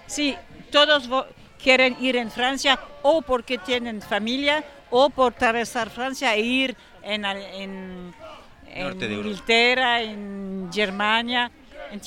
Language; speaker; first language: Spanish; non-native, learner; French